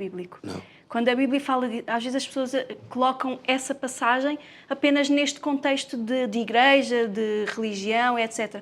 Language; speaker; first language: Portuguese; native; Portuguese